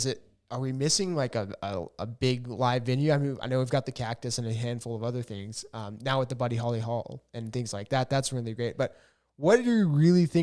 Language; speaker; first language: English; native; English